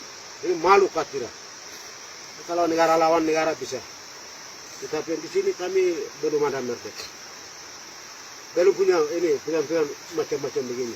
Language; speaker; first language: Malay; non-native, local second language; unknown